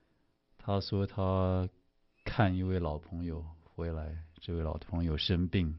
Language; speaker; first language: Chinese; native; Chinese